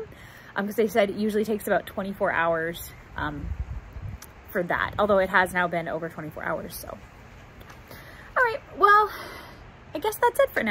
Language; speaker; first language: English; native; English